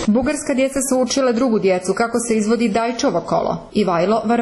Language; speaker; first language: Croatian; native; Croatian